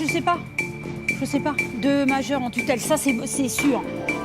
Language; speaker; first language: French; native; French